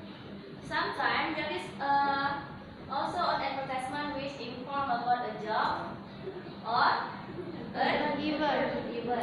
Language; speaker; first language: English; non-native, learner; Indonesian